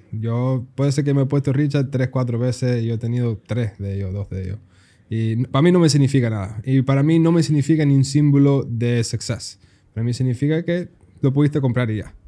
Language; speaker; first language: Spanish; early bilingual, heritage; Spanish